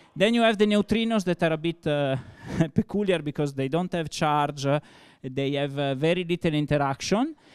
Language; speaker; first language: English; non-native, fluent; Italian